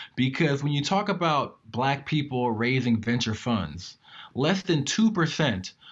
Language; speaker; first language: English; native; English